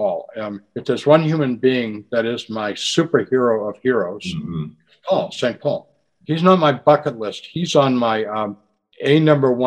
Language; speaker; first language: English; native; English